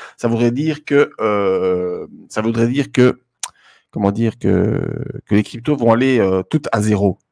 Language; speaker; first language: French; native; French